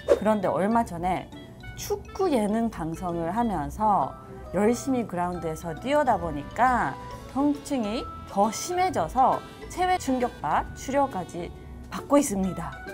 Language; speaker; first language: Korean; non-native, fluent; English